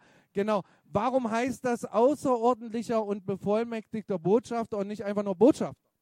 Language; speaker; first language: German; native; German